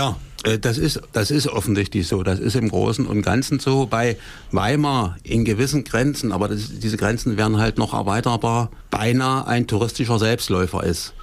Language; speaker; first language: German; native; German